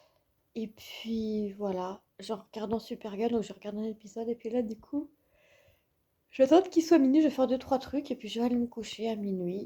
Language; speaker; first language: French; native; French